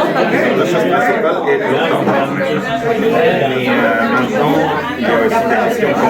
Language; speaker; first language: French; non-native, fluent; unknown